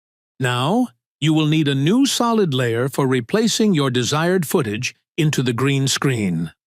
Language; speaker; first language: English; non-native, local second language; Bangla